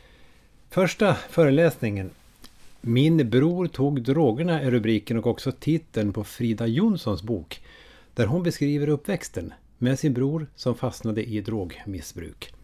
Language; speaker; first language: Swedish; native; Swedish